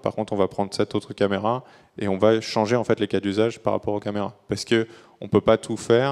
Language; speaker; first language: French; native; French